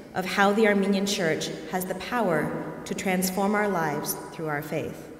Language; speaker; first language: English; native; English